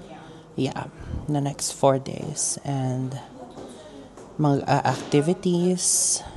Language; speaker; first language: English; non-native, local second language; Filipino